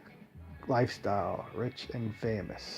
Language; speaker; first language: English; native; English